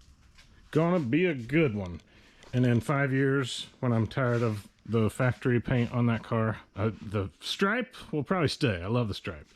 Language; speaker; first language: English; native; English